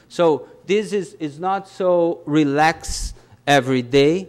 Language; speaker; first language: English; non-native, fluent; Portuguese